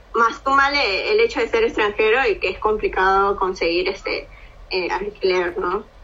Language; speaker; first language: Spanish; native; Spanish